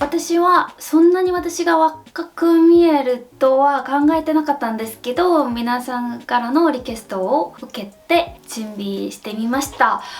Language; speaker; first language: Japanese; non-native, fluent; Korean